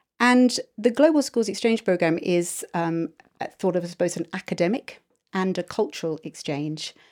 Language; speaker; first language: English; native; English